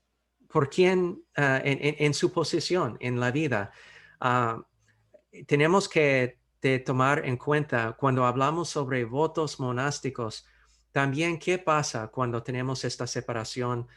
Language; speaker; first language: Spanish; non-native, fluent; English